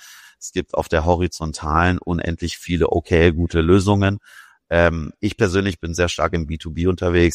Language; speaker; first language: German; native; German